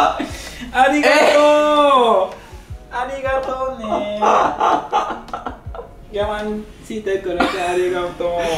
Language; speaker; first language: Japanese; non-native, learner; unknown